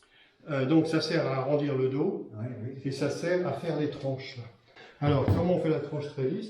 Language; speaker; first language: French; native; French